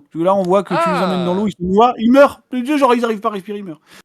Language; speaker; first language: French; native; French